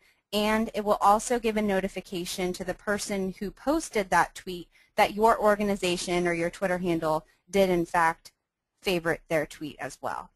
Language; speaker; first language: English; native; English